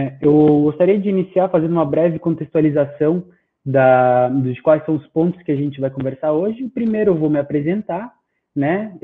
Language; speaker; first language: Portuguese; non-native, fluent; Spanish